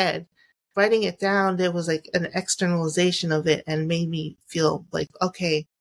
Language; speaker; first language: English; native; English